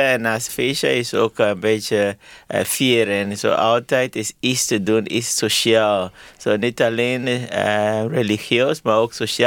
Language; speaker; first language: Dutch; non-native, learner; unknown